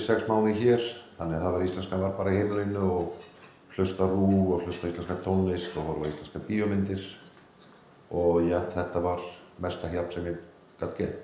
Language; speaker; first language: Icelandic; non-native, fluent; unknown